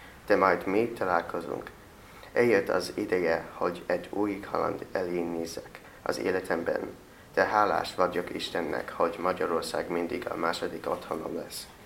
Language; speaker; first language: Hungarian; non-native, learner; English